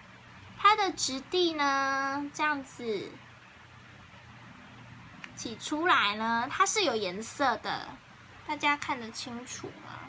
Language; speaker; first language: Chinese; native; Chinese